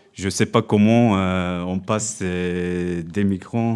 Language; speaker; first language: French; non-native, fluent; Turkish